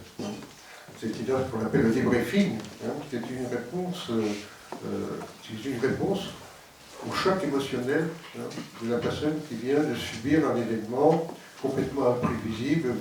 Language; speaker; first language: French; native; French